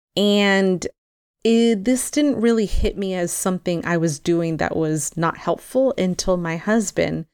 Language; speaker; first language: English; early bilingual, other home language; Spanish